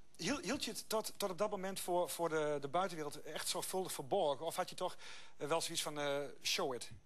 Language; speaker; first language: Dutch; native; Dutch